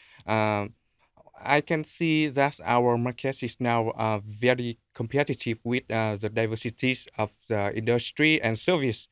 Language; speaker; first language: English; non-native, learner; Vietnamese